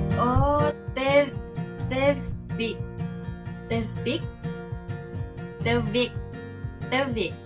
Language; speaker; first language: Turkish; non-native, learner; Indonesian